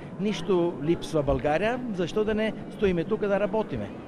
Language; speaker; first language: Bulgarian; non-native, fluent; Italian